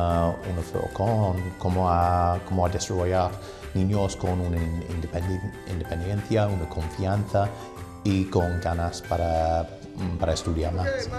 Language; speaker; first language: Spanish; non-native, fluent; English